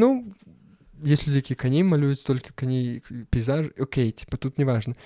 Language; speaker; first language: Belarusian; non-native, local second language; Russian